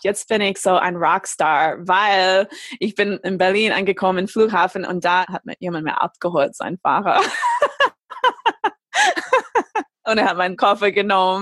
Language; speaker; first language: German; non-native, fluent; English